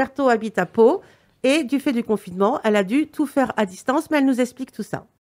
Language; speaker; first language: French; native; French